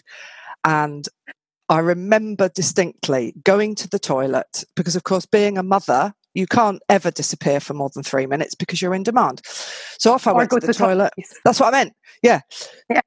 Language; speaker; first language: English; native; English